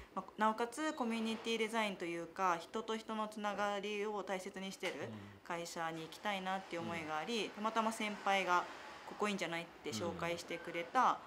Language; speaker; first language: Japanese; native; Japanese